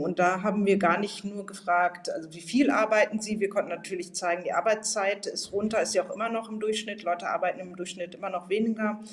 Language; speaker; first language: German; native; German